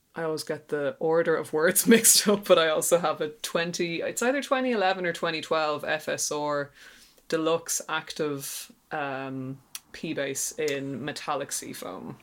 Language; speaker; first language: English; native; English